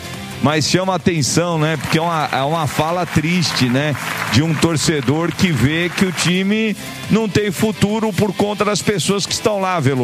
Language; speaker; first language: Portuguese; native; Portuguese